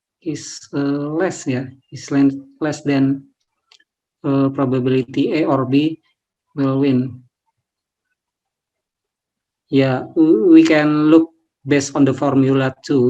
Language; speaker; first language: English; non-native, learner; Indonesian